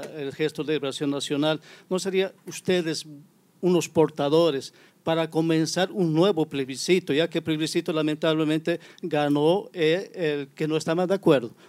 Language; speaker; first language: Spanish; native; Spanish